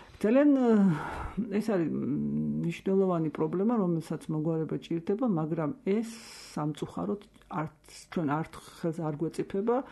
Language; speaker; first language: Georgian; native; Georgian